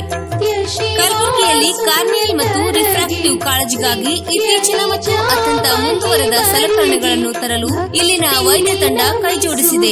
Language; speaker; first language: Kannada; native; Kannada